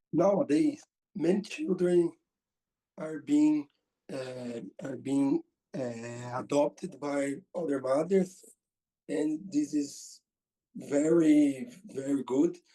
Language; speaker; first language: English; non-native, learner; Portuguese